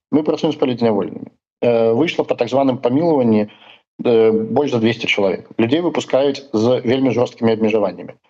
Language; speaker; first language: Belarusian; non-native, local second language; Russian